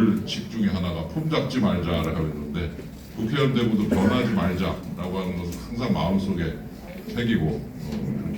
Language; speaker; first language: Korean; native; Korean